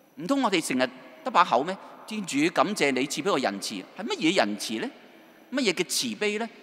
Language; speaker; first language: Chinese; non-native, local second language; Cantonese